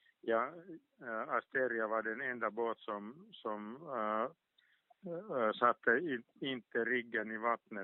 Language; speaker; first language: Swedish; non-native, local second language; Finnish